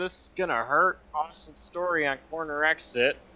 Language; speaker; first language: English; native; English